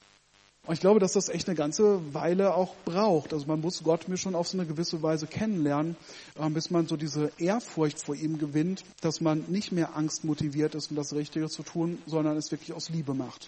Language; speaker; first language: German; native; German